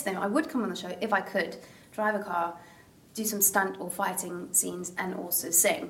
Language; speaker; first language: English; native; English